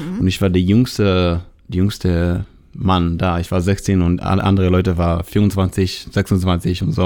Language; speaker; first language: German; non-native, learner; Hebrew